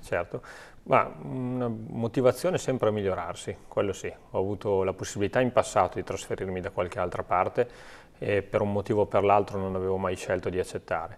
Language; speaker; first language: Italian; native; Italian